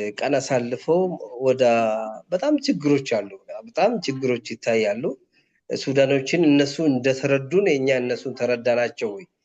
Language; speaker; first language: Amharic; non-native, local second language; Oromo